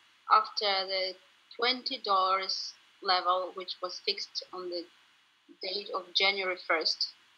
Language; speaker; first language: English; non-native, fluent; Russian